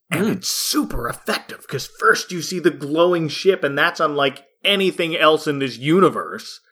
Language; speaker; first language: English; native; English